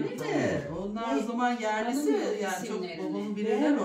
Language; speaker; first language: Turkish; native; Turkish